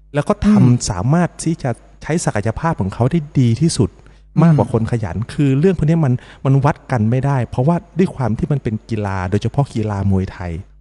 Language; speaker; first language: Thai; native; Thai